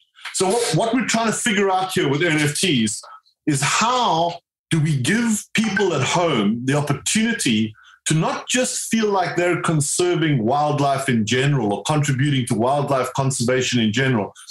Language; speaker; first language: English; native; English